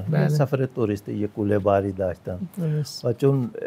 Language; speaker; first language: Persian; non-native, fluent; Punjabi